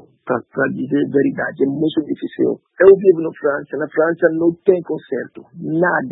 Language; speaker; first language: Portuguese; non-native, learner; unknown